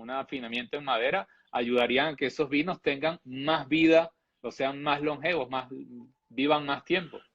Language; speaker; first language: Spanish; native; Spanish